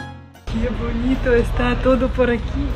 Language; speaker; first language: Spanish; non-native, fluent; Russian